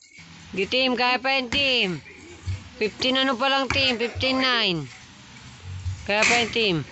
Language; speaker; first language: Filipino; native; Filipino